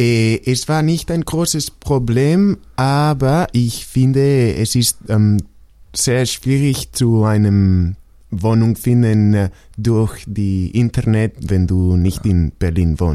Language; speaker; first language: German; non-native, learner; Spanish